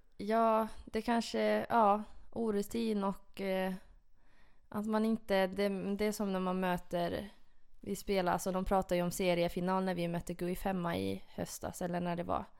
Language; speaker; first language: Swedish; native; Swedish